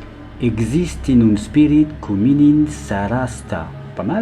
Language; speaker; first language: Romanian; non-native, learner; French